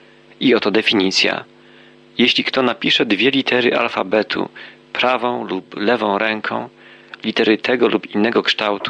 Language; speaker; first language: Polish; native; Polish